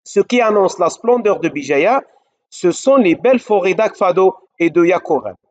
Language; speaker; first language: French; non-native, local second language; Arabic